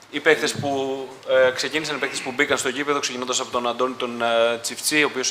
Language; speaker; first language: Greek; native; Greek